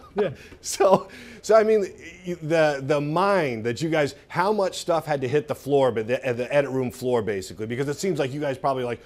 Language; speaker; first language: English; native; English